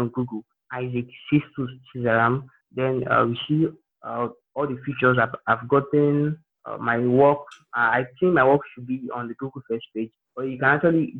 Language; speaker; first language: English; non-native, local second language; Igbo